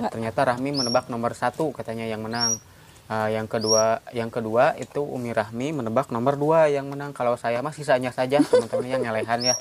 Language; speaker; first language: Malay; non-native, local second language; Sundanese